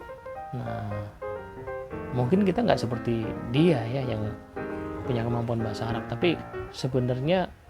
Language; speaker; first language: Indonesian; native; Indonesian